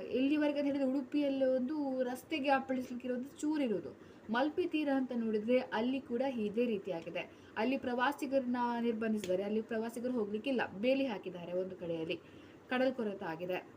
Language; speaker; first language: Kannada; non-native, local second language; Tulu